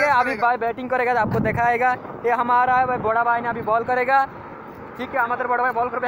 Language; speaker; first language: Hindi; non-native, learner; Bangla